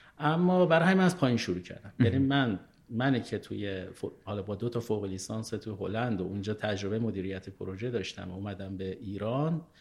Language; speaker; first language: Persian; native; Persian